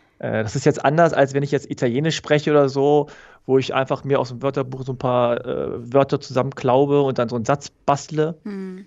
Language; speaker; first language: German; early bilingual, other home language; Korean